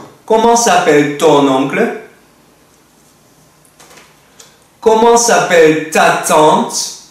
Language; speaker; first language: French; non-native, fluent; Spanish